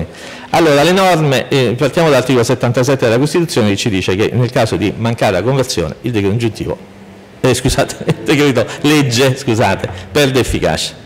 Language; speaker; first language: Italian; native; Italian